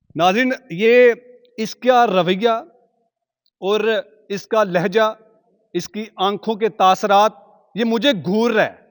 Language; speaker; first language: Urdu; non-native, local second language; Punjabi